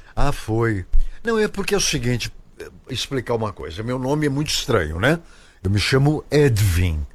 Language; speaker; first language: Portuguese; native; Portuguese